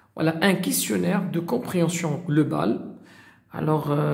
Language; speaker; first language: French; non-native, local second language; Arabic